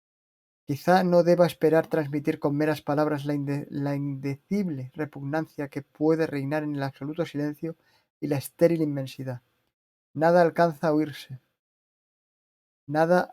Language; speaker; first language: Spanish; native; Spanish